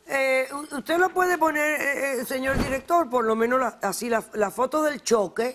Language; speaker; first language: Spanish; native; Spanish